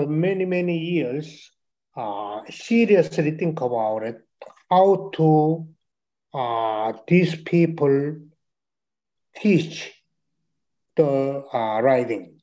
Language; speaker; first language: English; non-native, learner; Chinese